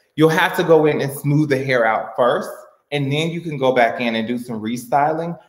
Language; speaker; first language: English; native; English